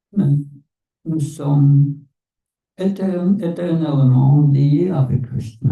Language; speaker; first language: French; non-native, fluent; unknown